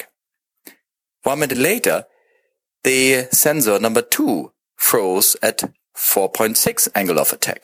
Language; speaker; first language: English; non-native, fluent; German